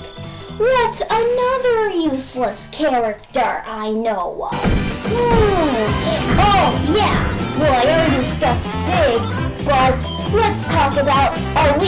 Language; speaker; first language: English; native; English